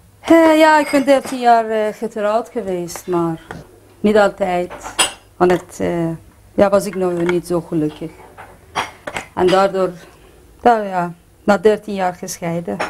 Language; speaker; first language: Dutch; non-native, fluent; Persian